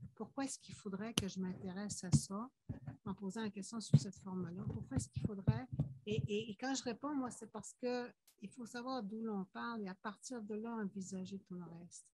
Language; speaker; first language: French; native; French